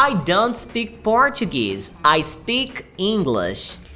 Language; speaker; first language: English; non-native, fluent; Portuguese